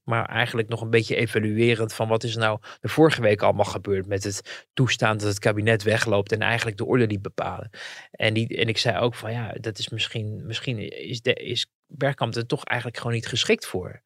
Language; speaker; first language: Dutch; native; Dutch